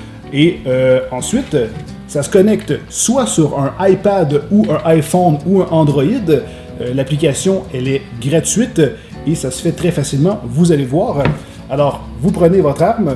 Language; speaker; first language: French; native; French